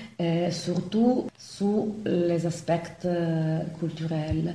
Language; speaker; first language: French; non-native, fluent; Italian